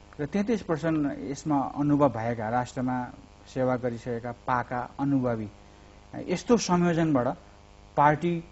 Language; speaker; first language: Nepali; native; Nepali